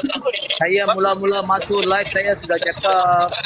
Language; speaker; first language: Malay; non-native, learner; Rohingya